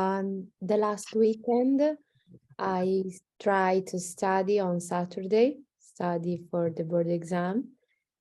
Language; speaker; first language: English; non-native, learner; Italian